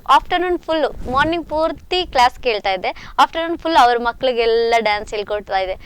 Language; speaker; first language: Kannada; native; Kannada